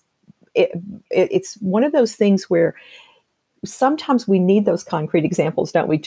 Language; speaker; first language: English; native; English